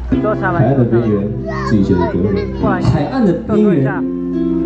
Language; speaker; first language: Chinese; native; Chinese